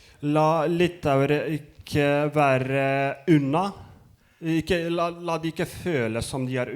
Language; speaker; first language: Norwegian; non-native, fluent; Lithuanian